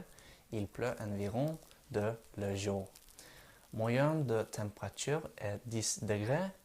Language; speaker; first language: French; non-native, learner; Norwegian